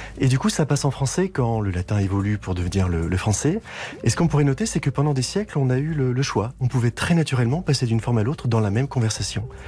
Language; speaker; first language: French; native; French